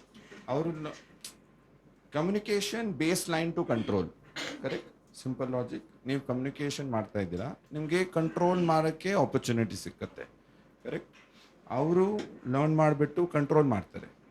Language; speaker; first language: Kannada; non-native, learner; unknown